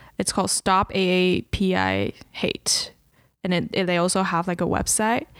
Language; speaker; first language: English; early bilingual, other home language; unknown